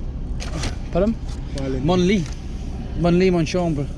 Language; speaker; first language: French; non-native, learner; English